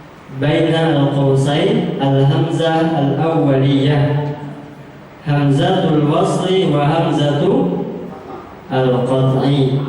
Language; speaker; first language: Arabic; non-native, fluent; Indonesian